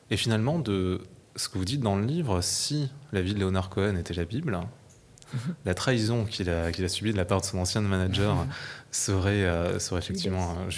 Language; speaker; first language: French; native; French